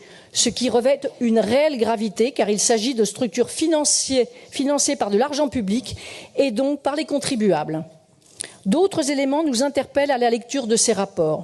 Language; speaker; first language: French; native; French